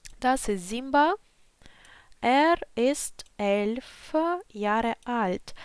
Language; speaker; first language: German; non-native, fluent; Ukrainian